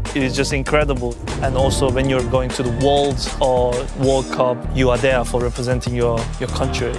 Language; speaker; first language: English; non-native, fluent; Korean